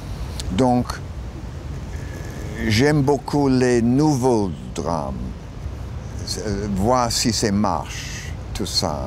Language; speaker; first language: French; non-native, learner; English